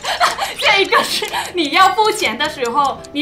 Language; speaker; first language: Chinese; non-native, learner; Thai